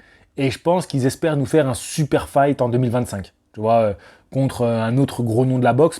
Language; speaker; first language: French; native; French